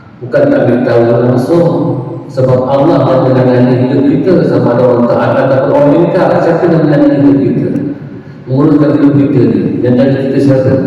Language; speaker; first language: Malay; native; Malay